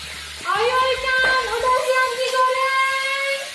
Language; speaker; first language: Indonesian; non-native, learner; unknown